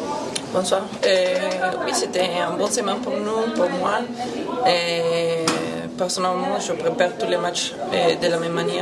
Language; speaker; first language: French; non-native, fluent; Spanish